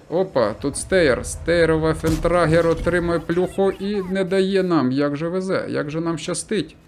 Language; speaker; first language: Ukrainian; non-native, local second language; Russian